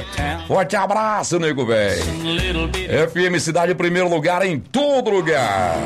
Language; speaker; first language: Portuguese; native; Portuguese